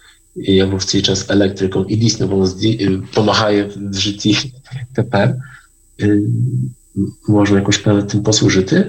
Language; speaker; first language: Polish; non-native, learner; Ukrainian